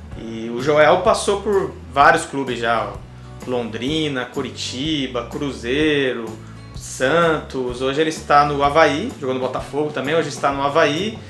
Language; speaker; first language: Portuguese; native; Portuguese